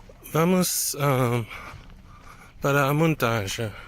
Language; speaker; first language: Portuguese; non-native, learner; English